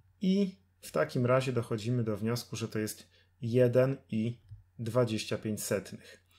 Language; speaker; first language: Polish; native; Polish